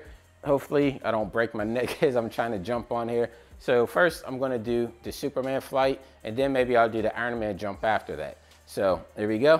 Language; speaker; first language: English; native; English